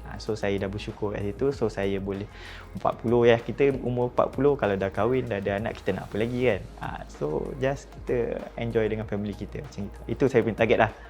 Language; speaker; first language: Malay; native; Malay